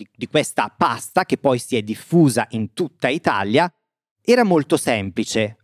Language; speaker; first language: Italian; native; Italian